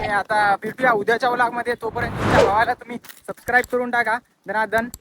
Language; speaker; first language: Marathi; non-native, local second language; Lambadi